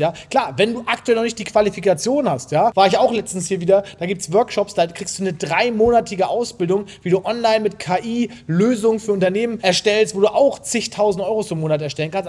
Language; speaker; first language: German; native; German